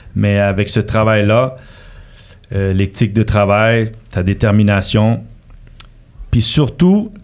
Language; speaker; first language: French; native; French